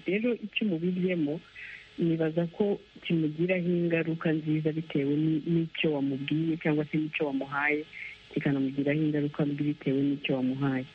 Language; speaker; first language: Kinyarwanda; native; Kinyarwanda